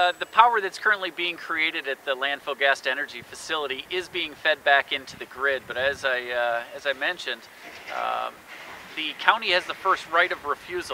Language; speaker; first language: English; native; English